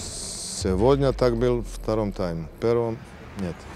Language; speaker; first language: Russian; non-native, learner; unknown